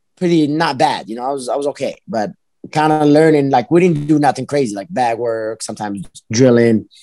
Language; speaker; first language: English; early bilingual, other home language; Arabic